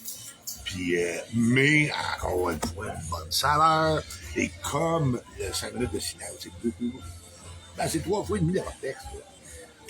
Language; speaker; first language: French; native; French